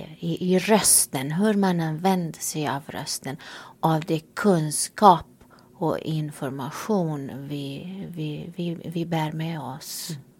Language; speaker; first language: Swedish; non-native, fluent; Romanian